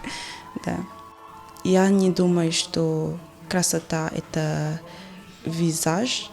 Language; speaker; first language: Russian; non-native, learner; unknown